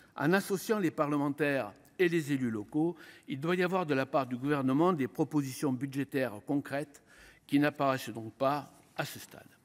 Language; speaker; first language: French; native; French